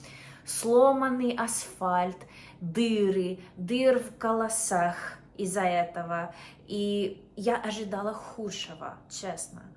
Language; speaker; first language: Russian; non-native, fluent; English